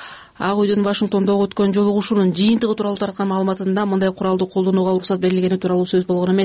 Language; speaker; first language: Kyrgyz; native; Kyrgyz